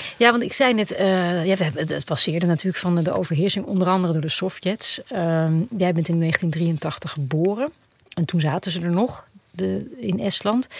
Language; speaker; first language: Dutch; native; Dutch